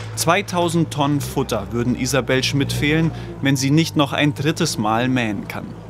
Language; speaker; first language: German; native; German